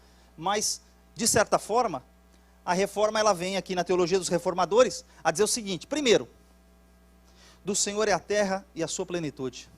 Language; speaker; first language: Portuguese; native; Portuguese